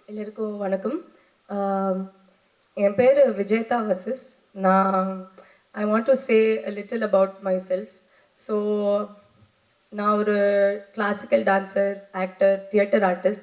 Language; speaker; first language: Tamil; non-native, learner; Kannada